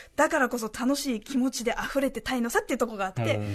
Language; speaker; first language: Japanese; native; Japanese